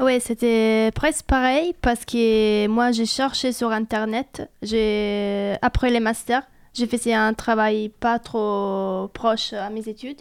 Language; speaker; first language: French; non-native, fluent; Italian